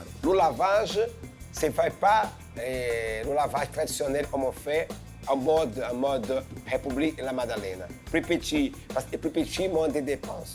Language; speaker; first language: French; non-native, fluent; Portuguese